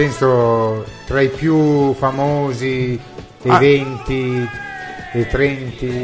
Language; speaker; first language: Italian; native; Italian